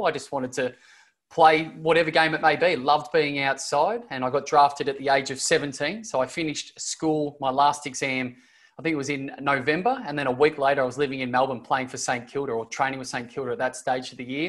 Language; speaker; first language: English; native; English